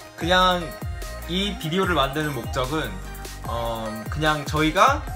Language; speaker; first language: Korean; native; Korean